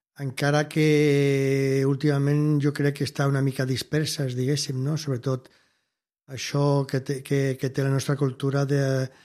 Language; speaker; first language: Catalan; non-native, local second language; Spanish